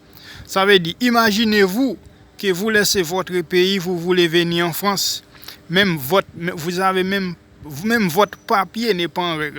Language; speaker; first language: French; non-native, local second language; Haitian Creole